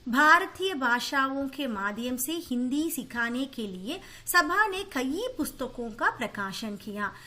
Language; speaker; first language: Hindi; non-native, local second language; Tamil